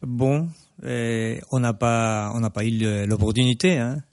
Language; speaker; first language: French; non-native, fluent; Spanish